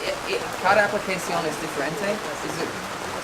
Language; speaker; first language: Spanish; non-native, learner; English